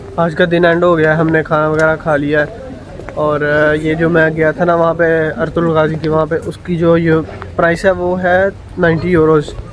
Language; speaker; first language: Urdu; non-native, local second language; Punjabi